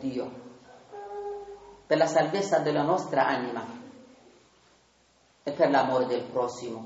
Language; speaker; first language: Italian; non-native, learner; Tigrinya